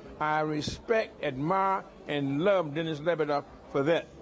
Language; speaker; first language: English; native; English